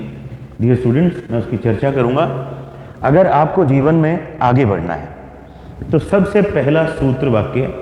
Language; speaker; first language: Hindi; native; Hindi